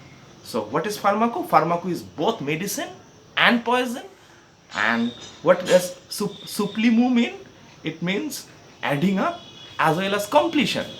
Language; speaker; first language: English; non-native, local second language; Bangla